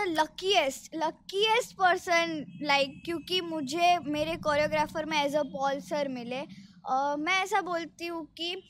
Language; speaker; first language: Hindi; non-native, local second language; Gujarati